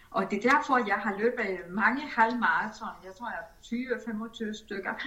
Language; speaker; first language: Danish; non-native, fluent; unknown